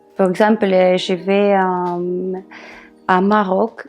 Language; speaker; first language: French; non-native, learner; Russian